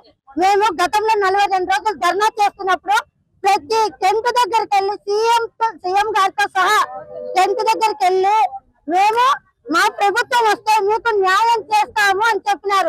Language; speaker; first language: Telugu; native; Telugu